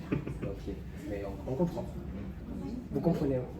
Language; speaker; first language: French; non-native, learner; Chinese